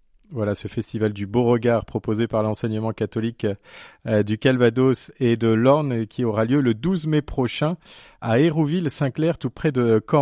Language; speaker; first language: French; native; French